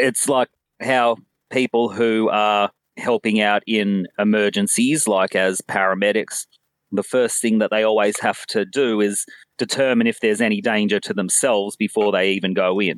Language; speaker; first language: English; native; English